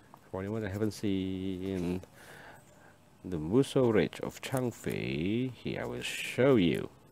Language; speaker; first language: English; non-native, fluent; Indonesian